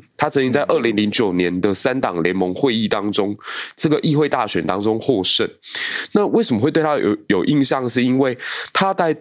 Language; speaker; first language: Chinese; native; Chinese